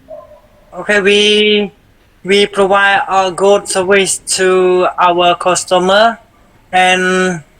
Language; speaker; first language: English; non-native, learner; Khmer